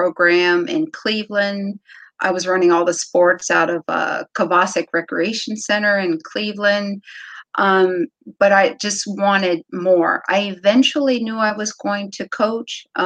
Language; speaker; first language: English; native; English